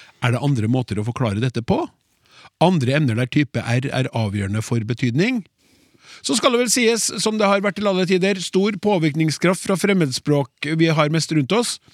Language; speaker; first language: Norwegian; native; Norwegian